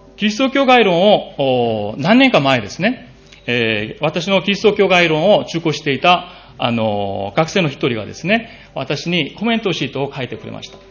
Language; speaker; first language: Japanese; non-native, fluent; Korean